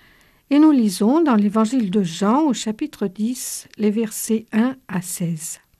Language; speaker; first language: French; native; French